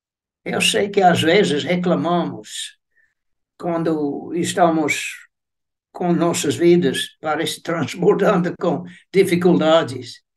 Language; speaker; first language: Portuguese; non-native, fluent; English